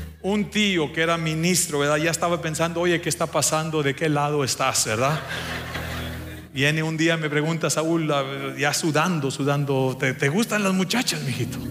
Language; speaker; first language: Spanish; early bilingual, heritage; Spanish